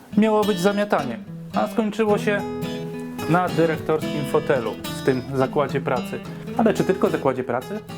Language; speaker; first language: Polish; native; Polish